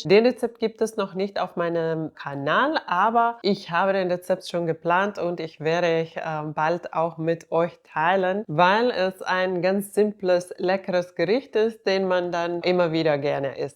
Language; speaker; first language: German; non-native, fluent; Finnish